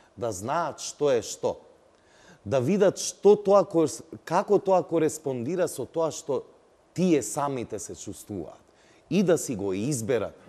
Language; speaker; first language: Macedonian; non-native, local second language; Albanian